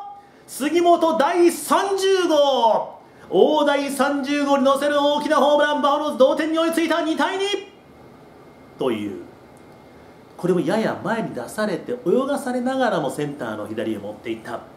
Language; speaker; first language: Japanese; native; Japanese